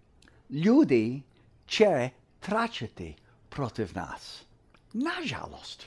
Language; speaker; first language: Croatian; early bilingual, heritage; English